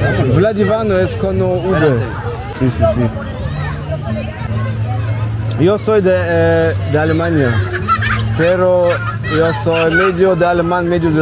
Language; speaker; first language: Spanish; non-native, learner; German